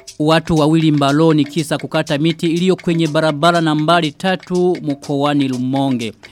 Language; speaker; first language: Swahili; non-native, local second language; Rundi